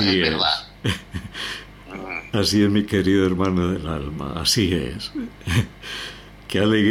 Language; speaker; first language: Spanish; native; Spanish